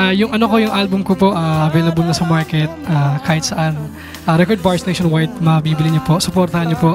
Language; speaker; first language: Filipino; native; Filipino